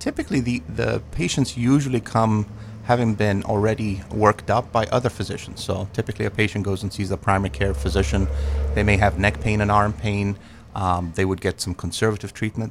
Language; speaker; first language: English; native; English